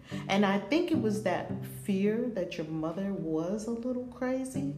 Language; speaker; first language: English; native; English